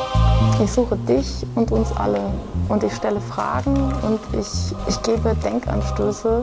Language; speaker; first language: German; native; German